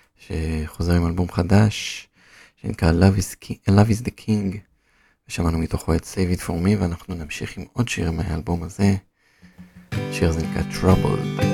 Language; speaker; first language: Hebrew; native; Hebrew